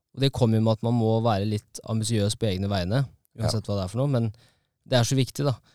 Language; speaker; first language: Norwegian; native; Norwegian